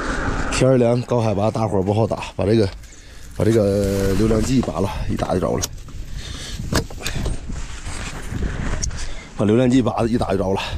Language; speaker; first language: Chinese; native; Chinese